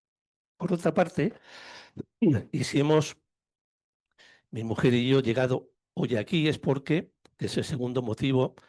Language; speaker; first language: Spanish; native; Spanish